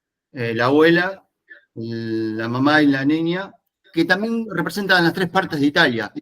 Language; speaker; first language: Spanish; native; Spanish